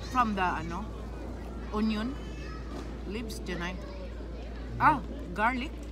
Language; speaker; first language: English; non-native, local second language; Filipino